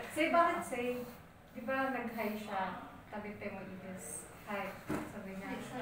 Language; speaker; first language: Japanese; non-native, learner; Filipino